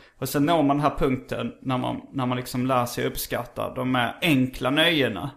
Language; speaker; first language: Swedish; native; Swedish